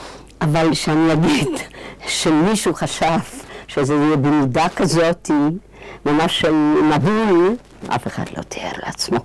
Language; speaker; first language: Hebrew; non-native, fluent; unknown